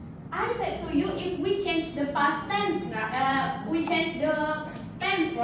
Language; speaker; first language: English; non-native, fluent; Indonesian